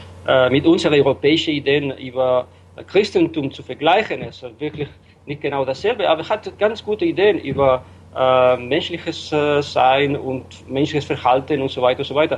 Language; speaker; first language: German; non-native, fluent; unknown